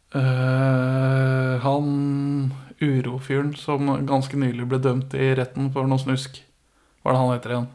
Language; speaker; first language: Norwegian; early bilingual, other home language; Persian